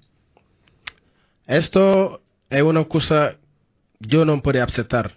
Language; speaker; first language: Spanish; non-native, learner; Wolof